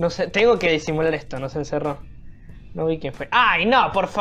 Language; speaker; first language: Spanish; native; Spanish